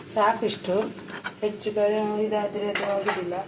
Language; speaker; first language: Kannada; non-native, local second language; Tulu